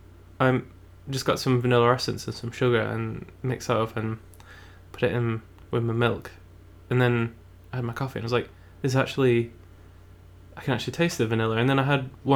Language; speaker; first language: English; native; English